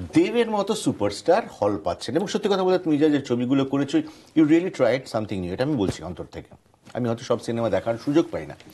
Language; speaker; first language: Bangla; native; Bangla